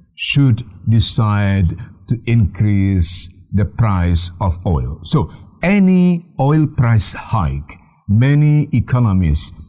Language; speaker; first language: English; non-native, fluent; Indonesian